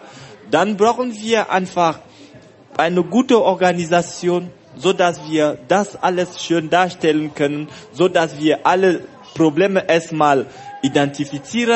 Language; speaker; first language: German; non-native, fluent; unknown